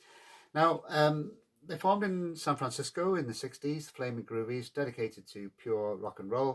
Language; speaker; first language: English; native; English